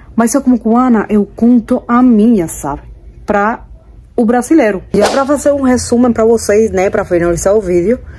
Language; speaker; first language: Portuguese; non-native, fluent; Spanish